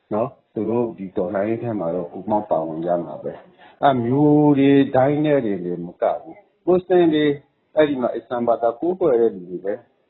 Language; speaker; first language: Burmese; native; Burmese